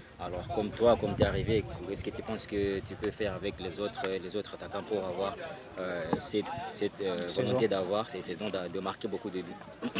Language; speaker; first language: French; non-native, fluent; Swahili